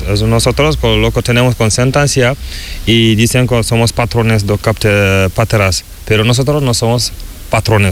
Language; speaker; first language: Spanish; non-native, learner; Fula